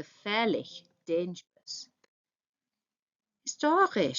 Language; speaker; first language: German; non-native, fluent; English